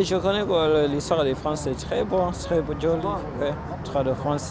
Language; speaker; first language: French; non-native, learner; Swahili